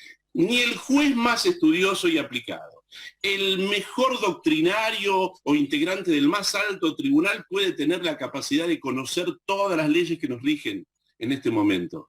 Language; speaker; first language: Spanish; native; Spanish